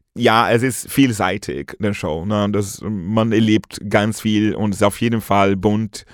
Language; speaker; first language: German; non-native, fluent; Portuguese